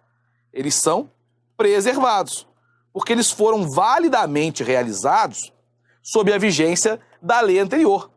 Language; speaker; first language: Portuguese; native; Portuguese